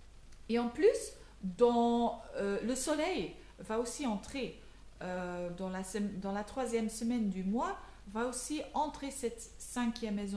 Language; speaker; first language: French; non-native, local second language; Dutch